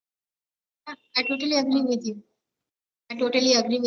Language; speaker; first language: English; non-native, learner; Hindi